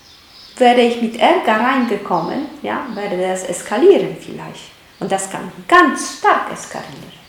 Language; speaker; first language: German; non-native, fluent; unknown